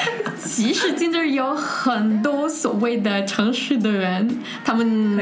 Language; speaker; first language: Chinese; non-native, fluent; Russian